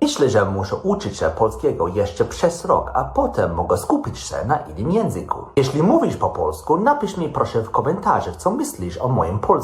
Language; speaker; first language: Polish; non-native, learner; English